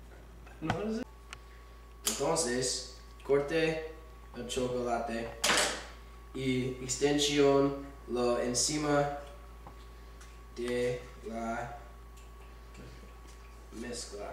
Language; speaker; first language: Spanish; non-native, learner; English